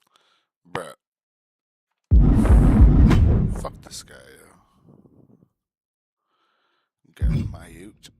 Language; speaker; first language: English; native; English